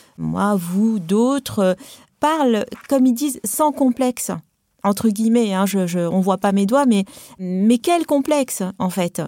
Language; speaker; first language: French; non-native, local second language; Arabic